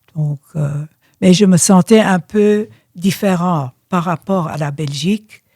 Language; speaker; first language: French; early bilingual, other home language; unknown